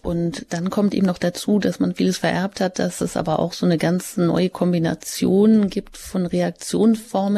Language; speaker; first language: German; native; German